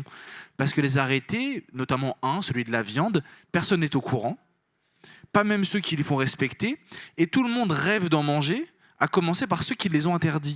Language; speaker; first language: French; native; French